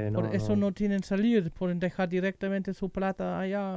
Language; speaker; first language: Spanish; non-native, learner; German